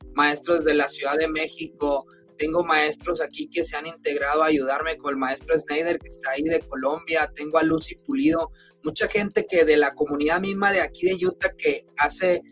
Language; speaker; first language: Spanish; native; Spanish